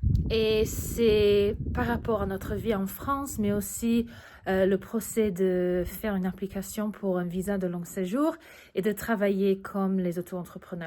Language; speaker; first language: French; early bilingual, other home language; English